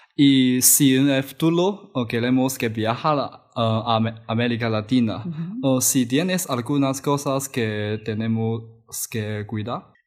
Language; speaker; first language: Spanish; non-native, learner; Chinese